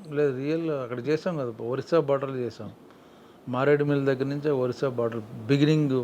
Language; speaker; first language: Telugu; native; Telugu